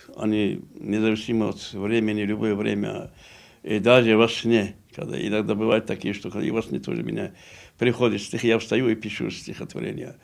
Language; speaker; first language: Russian; non-native, local second language; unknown